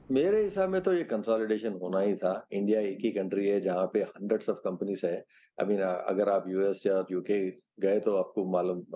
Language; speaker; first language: Hindi; non-native, local second language; Telugu